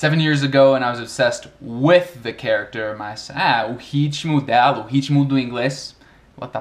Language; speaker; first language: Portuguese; non-native, fluent; English